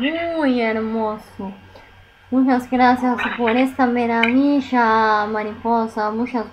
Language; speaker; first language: Spanish; non-native, learner; Italian